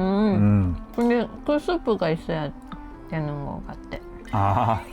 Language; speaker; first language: Korean; non-native, learner; Japanese